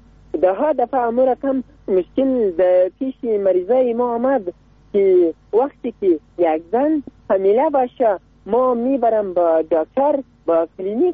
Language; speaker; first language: Persian; non-native, local second language; Pashto